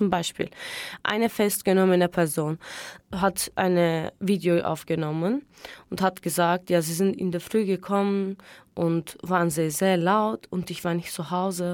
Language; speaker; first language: German; non-native, fluent; Turkish